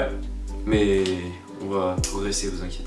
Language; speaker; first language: French; native; French